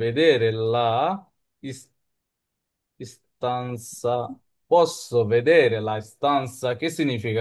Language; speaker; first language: Italian; non-native, fluent; Bangla